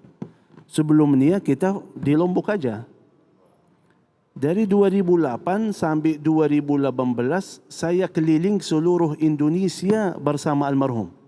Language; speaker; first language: Indonesian; non-native, fluent; Arabic